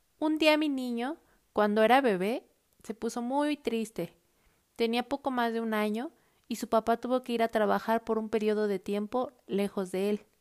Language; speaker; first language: Spanish; native; Spanish